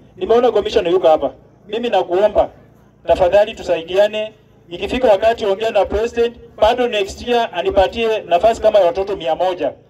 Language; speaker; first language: Swahili; non-native, local second language; Luyia